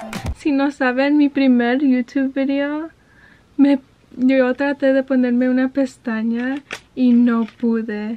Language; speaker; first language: Spanish; early bilingual, heritage; Spanish